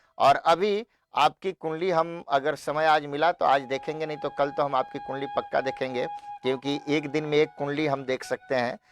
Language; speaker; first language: Hindi; native; Hindi